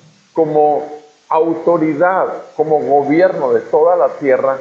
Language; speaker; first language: Spanish; native; Spanish